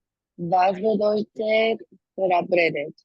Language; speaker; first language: German; non-native, learner; Spanish